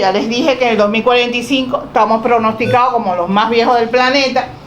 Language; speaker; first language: Spanish; native; Spanish